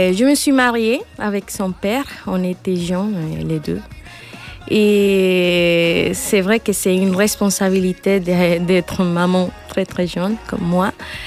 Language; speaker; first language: French; non-native, learner; Spanish